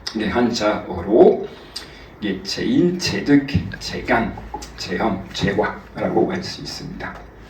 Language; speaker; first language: Korean; non-native, fluent; French